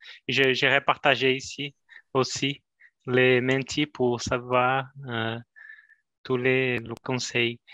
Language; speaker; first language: French; non-native, fluent; Spanish